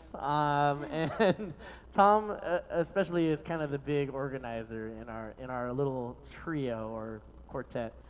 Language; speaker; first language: English; native; English